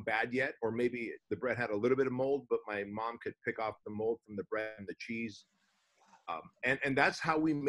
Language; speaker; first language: English; native; English